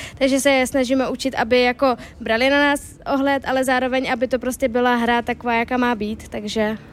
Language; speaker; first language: Czech; native; Czech